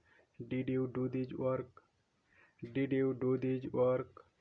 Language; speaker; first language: English; non-native, local second language; Odia